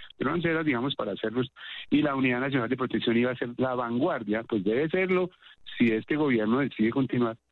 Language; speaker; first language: Spanish; native; Spanish